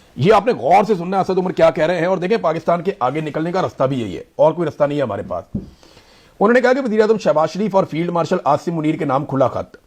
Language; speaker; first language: Urdu; native; Urdu